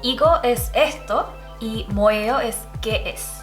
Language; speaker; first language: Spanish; early bilingual, other home language; Korean